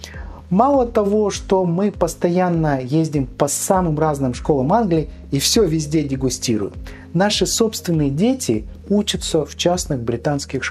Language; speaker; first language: Russian; native; Russian